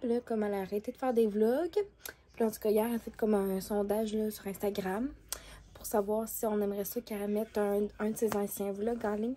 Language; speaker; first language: French; native; French